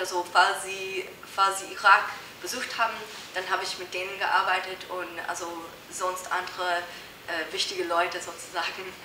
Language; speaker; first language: German; non-native, fluent; English